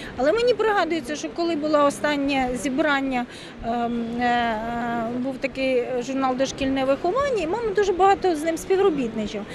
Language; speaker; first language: Ukrainian; native; Ukrainian